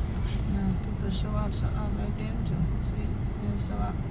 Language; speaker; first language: English; non-native, learner; Chinese